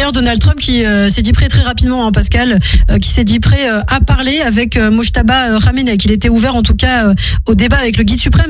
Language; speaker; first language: French; native; French